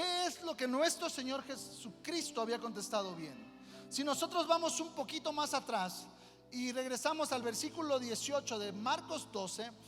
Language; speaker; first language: Spanish; native; Spanish